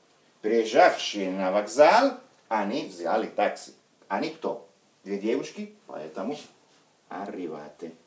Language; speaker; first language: Russian; non-native, fluent; Italian